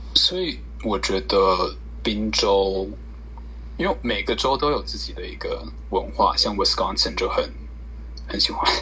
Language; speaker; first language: Chinese; early bilingual, heritage; Chinese